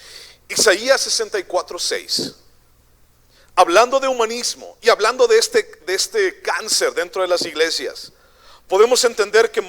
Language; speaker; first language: Spanish; native; Spanish